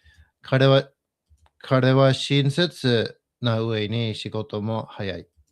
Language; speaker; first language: Japanese; non-native, learner; English